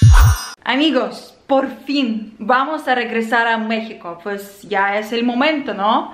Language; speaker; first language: Spanish; non-native, fluent; Ukrainian